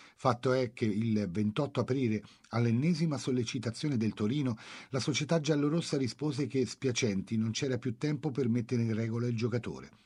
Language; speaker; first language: Italian; native; Italian